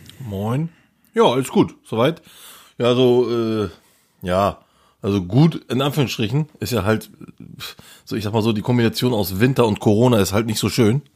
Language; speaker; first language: German; early bilingual, other home language; Turkish